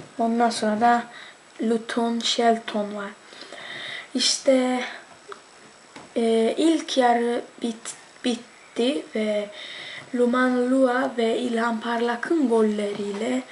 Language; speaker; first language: Turkish; early bilingual, heritage; Turkish